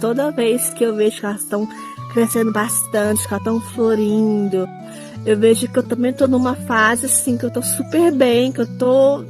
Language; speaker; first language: Portuguese; native; Portuguese